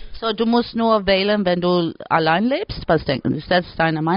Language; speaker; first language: German; non-native, learner; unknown